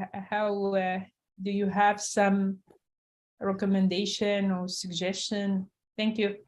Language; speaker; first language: English; non-native, fluent; French